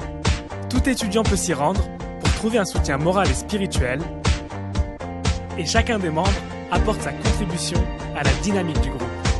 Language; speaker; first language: French; native; French